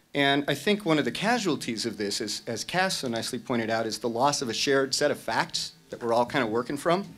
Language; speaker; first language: English; native; English